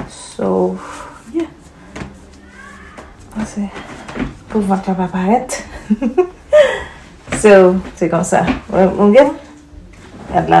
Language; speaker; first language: French; non-native, learner; Haitian Creole